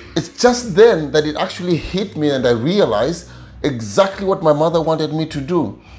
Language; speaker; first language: English; non-native, local second language; Luyia